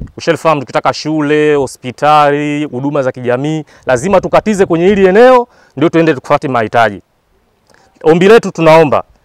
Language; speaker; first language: Swahili; native; Swahili